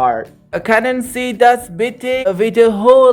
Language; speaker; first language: German; non-native, learner; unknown